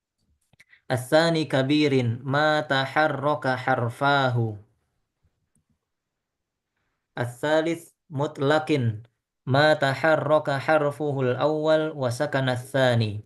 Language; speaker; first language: Arabic; non-native, learner; Indonesian